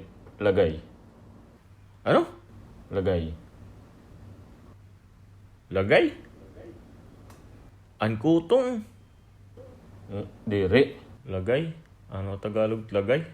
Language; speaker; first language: Filipino; non-native, local second language; Waray